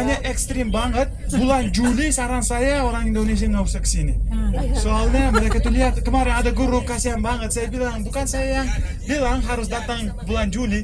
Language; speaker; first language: Indonesian; non-native, fluent; Uzbek